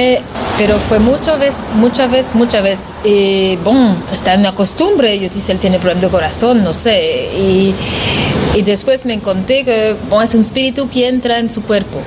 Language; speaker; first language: Spanish; non-native, learner; French